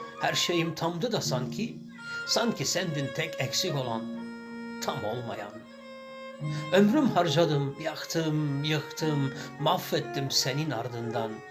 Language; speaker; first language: Turkish; native; Turkish